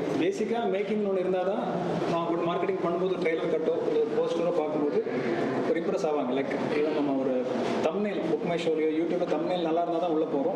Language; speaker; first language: Tamil; native; Tamil